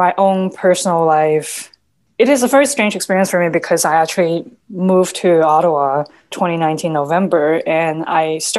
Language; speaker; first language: English; non-native, local second language; Cantonese